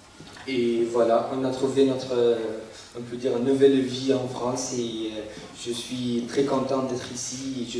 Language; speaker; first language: French; non-native, fluent; Arabic